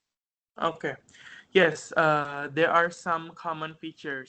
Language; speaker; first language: English; non-native, fluent; Indonesian